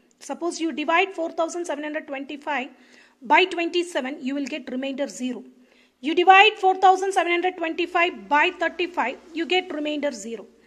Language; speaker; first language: English; non-native, local second language; Tamil